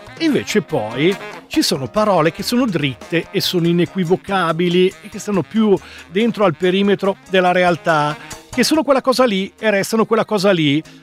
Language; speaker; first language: Italian; native; Italian